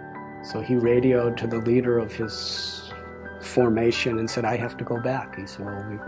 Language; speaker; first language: English; native; English